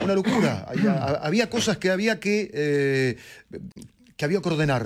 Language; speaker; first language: Spanish; native; Spanish